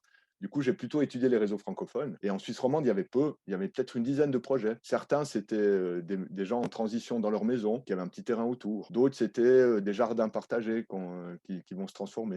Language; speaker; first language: French; native; French